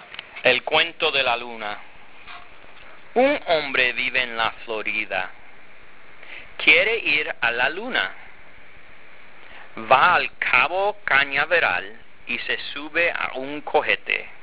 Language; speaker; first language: Spanish; non-native, fluent; English